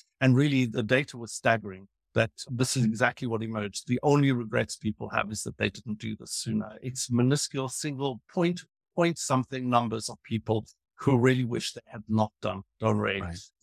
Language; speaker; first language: English; native; English